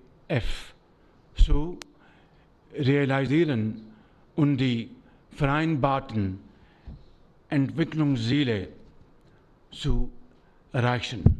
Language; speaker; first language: German; non-native, learner; Urdu